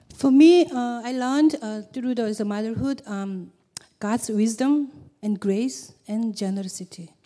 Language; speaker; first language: English; non-native, learner; Korean